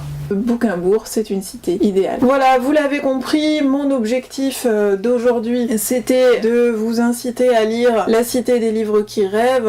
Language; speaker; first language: French; native; French